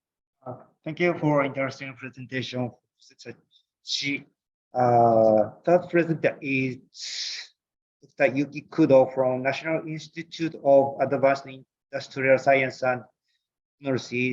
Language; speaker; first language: English; non-native, learner; Japanese